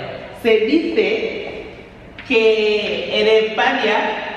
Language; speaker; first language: Spanish; non-native, fluent; English